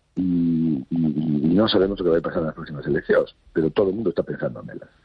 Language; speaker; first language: Galician; non-native, local second language; Spanish